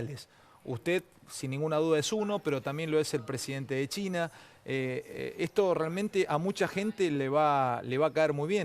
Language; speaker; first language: Spanish; native; Spanish